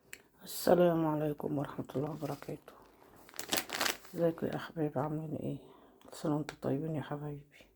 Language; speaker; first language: Arabic; native; Arabic